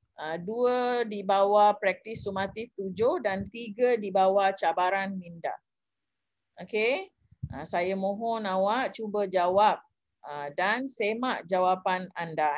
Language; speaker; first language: Malay; non-native, local second language; Tamil